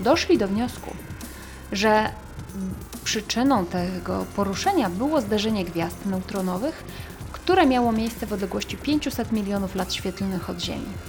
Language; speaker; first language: Polish; native; Polish